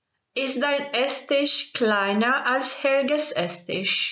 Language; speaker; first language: German; non-native, fluent; Croatian